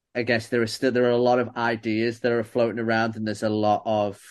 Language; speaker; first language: English; native; English